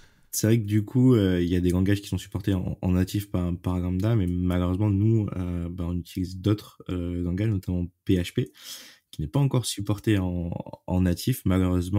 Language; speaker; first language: French; native; French